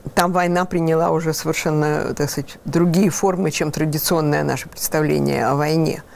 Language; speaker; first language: Russian; native; Russian